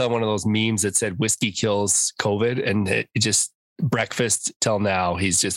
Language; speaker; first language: English; native; English